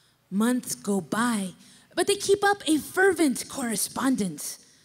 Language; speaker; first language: English; native; English